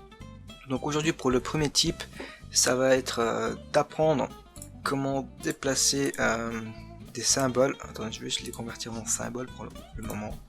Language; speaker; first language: French; native; French